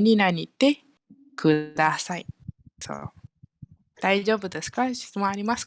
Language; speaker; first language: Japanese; non-native, fluent; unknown